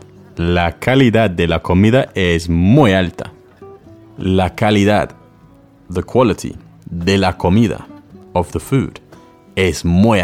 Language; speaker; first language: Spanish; non-native, learner; English